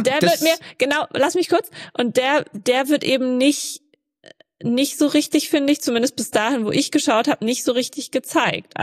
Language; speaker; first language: German; native; German